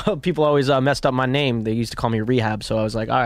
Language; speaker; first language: English; native; English